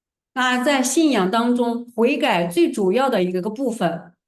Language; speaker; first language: Chinese; native; Chinese